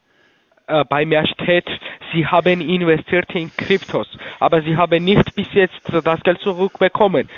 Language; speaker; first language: German; non-native, learner; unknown